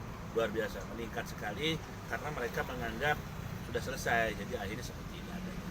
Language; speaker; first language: Indonesian; native; Indonesian